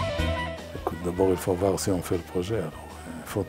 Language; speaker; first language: French; non-native, fluent; Hebrew